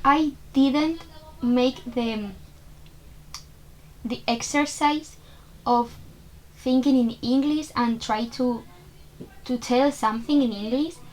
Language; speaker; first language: English; non-native, fluent; Spanish